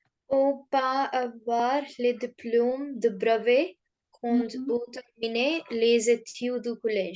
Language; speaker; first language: French; non-native, learner; Hindi